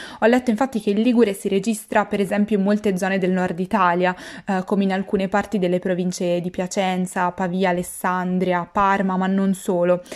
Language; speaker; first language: Italian; native; Italian